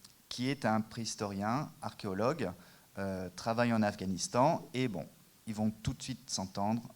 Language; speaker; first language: French; native; French